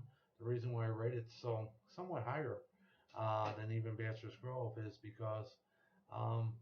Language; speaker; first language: English; native; English